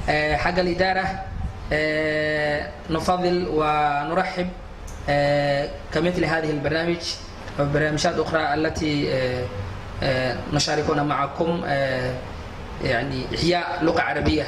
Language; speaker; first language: Arabic; non-native, learner; Somali